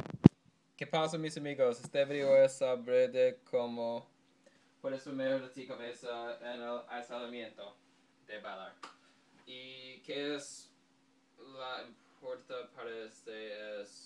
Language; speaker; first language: Spanish; non-native, learner; English